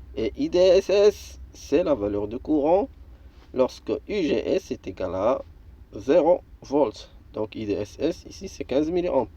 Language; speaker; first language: French; non-native, local second language; Arabic